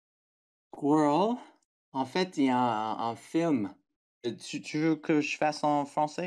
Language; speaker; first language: French; non-native, fluent; English